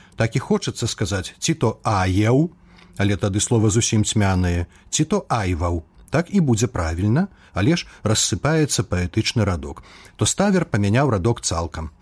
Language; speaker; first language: Belarusian; native; Belarusian